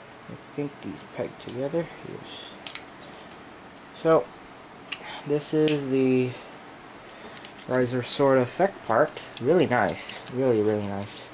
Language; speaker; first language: English; native; English